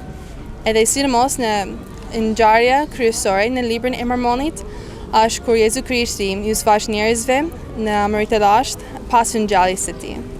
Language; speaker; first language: Albanian; non-native, fluent; English